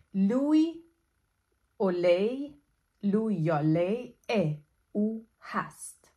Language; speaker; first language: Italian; non-native, fluent; Persian